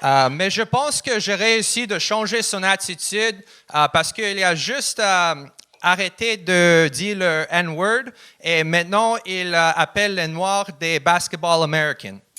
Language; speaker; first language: French; non-native, learner; Russian